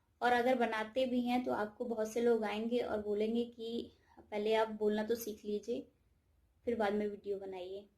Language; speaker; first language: Hindi; native; Hindi